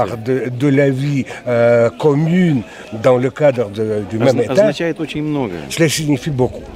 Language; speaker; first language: French; non-native, fluent; Russian